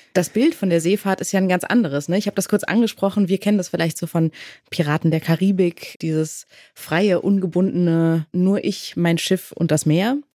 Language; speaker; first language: German; native; German